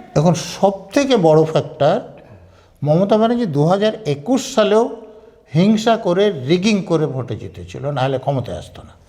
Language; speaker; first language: Bangla; native; Bangla